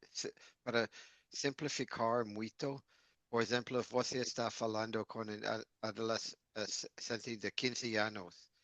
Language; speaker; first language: Portuguese; non-native, learner; English